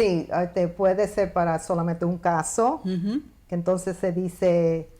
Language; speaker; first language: Spanish; early bilingual, heritage; Spanish